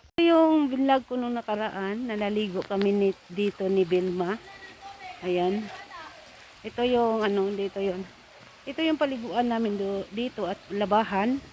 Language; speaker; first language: Filipino; non-native, local second language; Cebuano